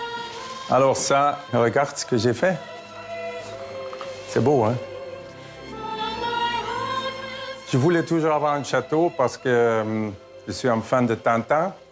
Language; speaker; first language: French; non-native, fluent; Dutch